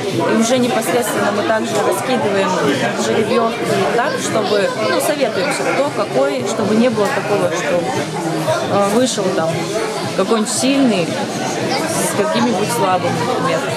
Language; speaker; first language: Russian; native; Russian